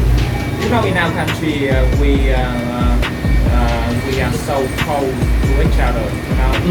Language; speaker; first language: English; non-native, fluent; Vietnamese